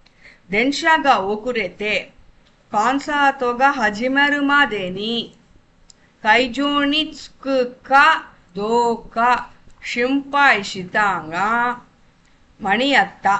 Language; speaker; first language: Japanese; non-native, learner; Tamil